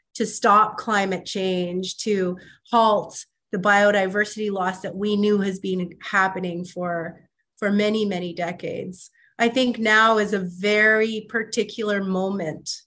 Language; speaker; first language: English; native; English